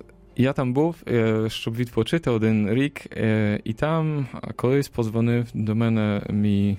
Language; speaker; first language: Ukrainian; non-native, fluent; Polish